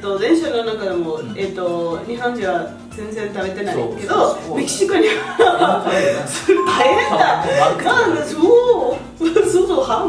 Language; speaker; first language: Japanese; non-native, learner; Spanish